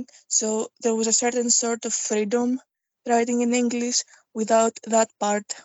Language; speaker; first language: English; non-native, fluent; Greek